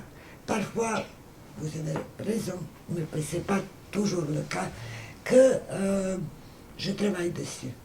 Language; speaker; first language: French; non-native, fluent; Serbian